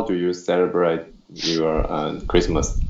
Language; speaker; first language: English; non-native, learner; Chinese